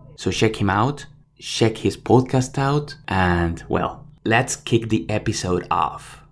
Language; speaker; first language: English; non-native, fluent; Spanish